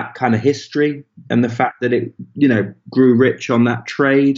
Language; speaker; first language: English; native; English